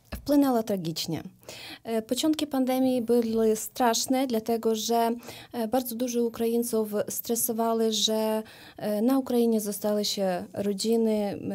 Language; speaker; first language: Polish; non-native, learner; Ukrainian